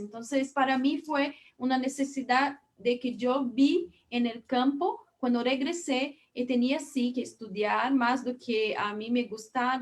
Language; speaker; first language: Spanish; non-native, learner; Portuguese